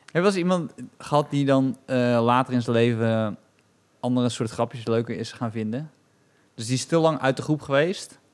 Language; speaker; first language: Dutch; native; Dutch